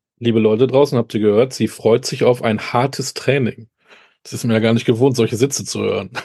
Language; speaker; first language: German; native; German